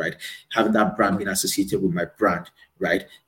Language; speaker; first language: English; non-native, local second language; Yoruba